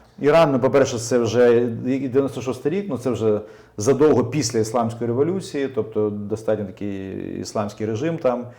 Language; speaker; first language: Ukrainian; native; Ukrainian